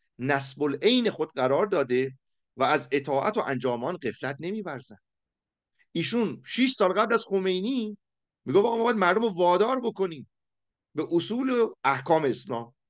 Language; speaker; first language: Persian; native; Persian